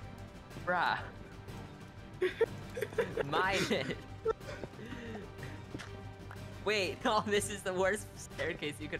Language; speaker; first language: English; native; English